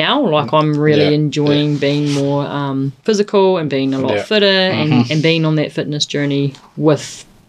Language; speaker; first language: English; native; English